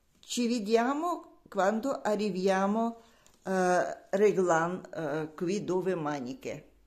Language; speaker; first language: Italian; non-native, learner; Russian